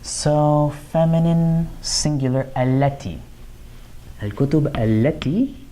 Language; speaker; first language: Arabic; non-native, fluent; English